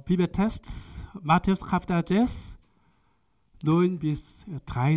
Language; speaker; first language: German; non-native, learner; Korean